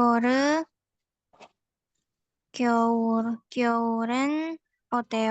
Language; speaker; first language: Korean; non-native, learner; Indonesian